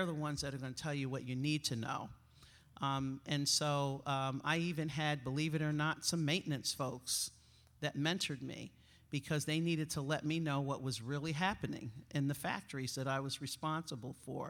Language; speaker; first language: English; native; English